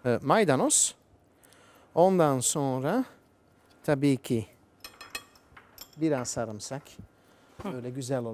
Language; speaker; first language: Turkish; non-native, fluent; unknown